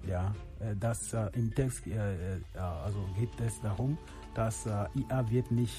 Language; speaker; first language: German; non-native, fluent; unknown